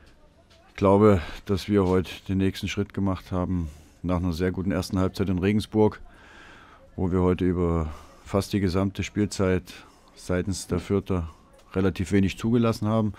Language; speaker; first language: German; native; German